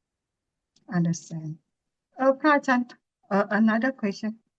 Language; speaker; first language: English; non-native, learner; Indonesian